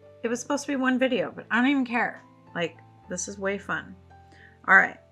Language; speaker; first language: English; native; English